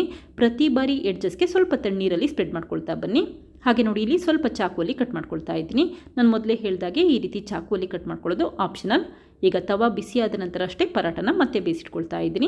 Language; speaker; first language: Kannada; native; Kannada